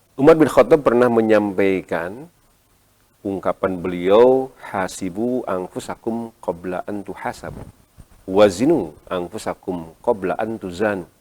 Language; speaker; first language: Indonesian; non-native, local second language; Sundanese